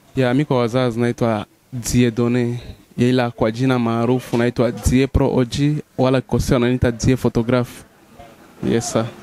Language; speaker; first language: Swahili; non-native, local second language; Rundi